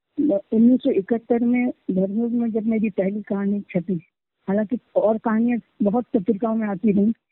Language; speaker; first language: Hindi; non-native, local second language; Marathi